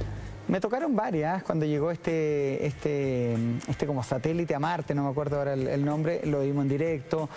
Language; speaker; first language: Spanish; native; Spanish